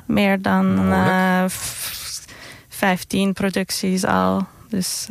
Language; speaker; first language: Dutch; non-native, fluent; Turkish